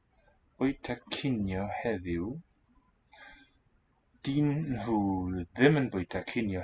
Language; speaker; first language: Welsh; non-native, learner; English